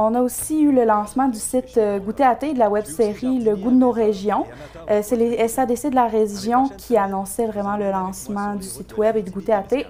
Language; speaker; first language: French; native; French